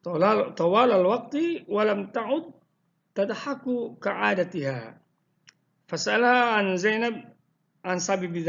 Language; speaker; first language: Arabic; non-native, fluent; Indonesian